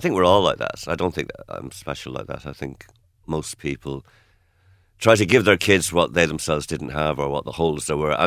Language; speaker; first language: English; native; English